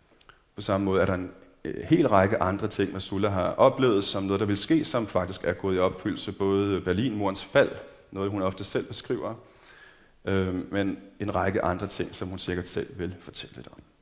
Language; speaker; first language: Danish; native; Danish